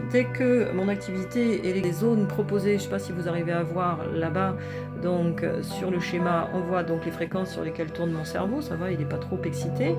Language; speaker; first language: French; native; French